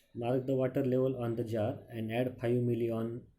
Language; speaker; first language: English; non-native, local second language; Marathi